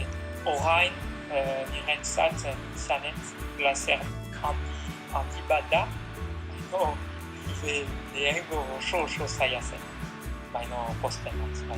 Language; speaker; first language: Basque; non-native, learner; French